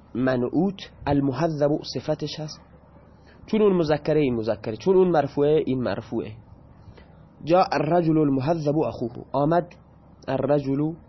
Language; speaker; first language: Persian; non-native, local second language; Baluchi